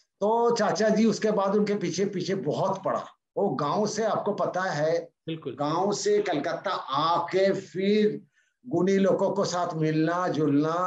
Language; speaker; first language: Hindi; non-native, local second language; Bangla